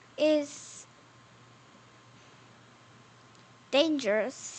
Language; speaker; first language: English; non-native, learner; Korean